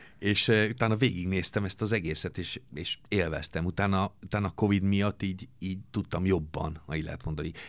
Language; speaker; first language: Hungarian; non-native, fluent; Italian